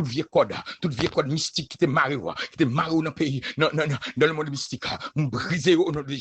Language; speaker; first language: French; non-native, local second language; Haitian Creole